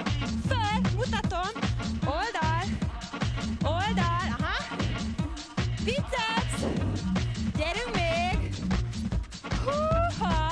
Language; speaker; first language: Hungarian; native; Hungarian